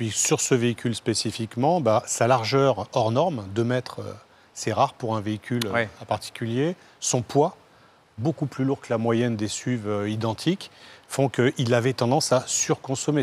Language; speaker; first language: French; native; French